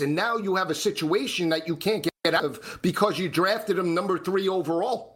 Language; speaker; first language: English; native; English